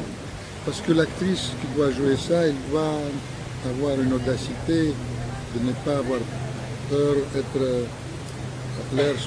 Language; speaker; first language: French; non-native, fluent; Russian